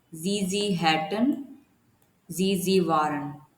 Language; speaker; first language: German; non-native, learner; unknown